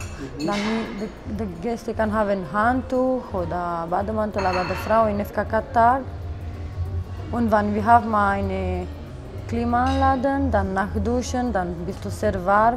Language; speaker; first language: German; non-native, learner; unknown